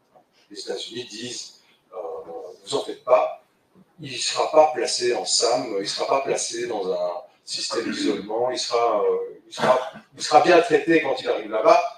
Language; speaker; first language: French; native; French